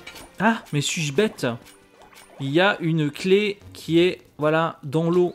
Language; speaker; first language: French; native; French